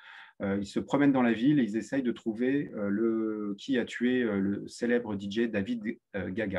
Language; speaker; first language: French; native; French